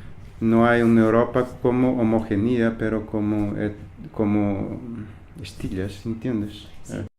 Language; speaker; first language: Spanish; non-native, fluent; Portuguese